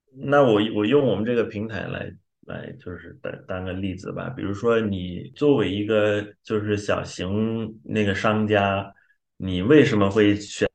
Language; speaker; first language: Chinese; non-native, fluent; Xhosa